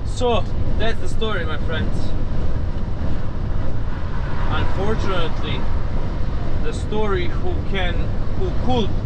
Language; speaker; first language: English; non-native, learner; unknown